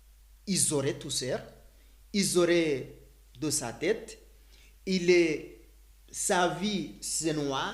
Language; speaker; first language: French; non-native, learner; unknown